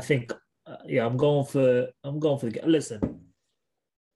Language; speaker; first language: English; native; English